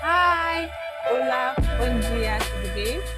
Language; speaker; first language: Portuguese; non-native, learner; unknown